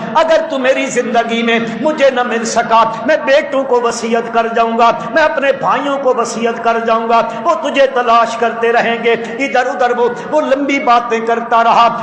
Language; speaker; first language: Urdu; non-native, local second language; Punjabi